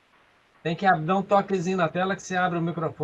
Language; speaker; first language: Portuguese; native; Portuguese